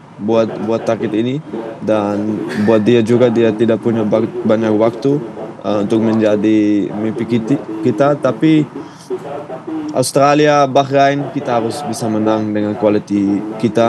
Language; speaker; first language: Indonesian; non-native, fluent; Dutch